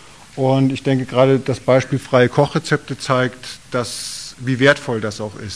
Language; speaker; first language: German; native; German